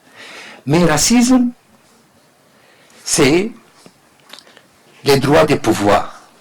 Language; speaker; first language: French; non-native, learner; Arabic